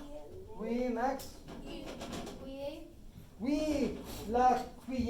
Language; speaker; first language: French; non-native, fluent; English